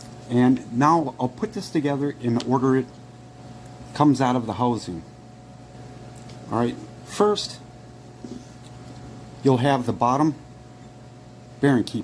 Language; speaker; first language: English; native; English